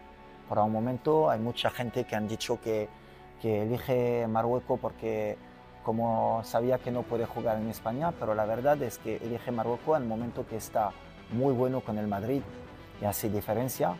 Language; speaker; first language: Spanish; non-native, fluent; French